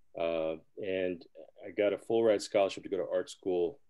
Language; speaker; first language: English; early bilingual, other home language; Spanish